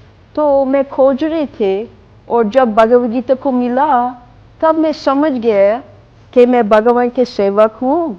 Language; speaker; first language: Hindi; non-native, fluent; English